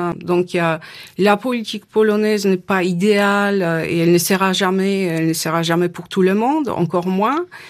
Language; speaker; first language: French; non-native, fluent; Polish